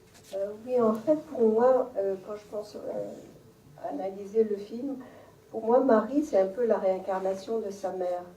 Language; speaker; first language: French; native; French